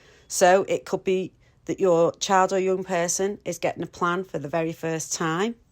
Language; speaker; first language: English; native; English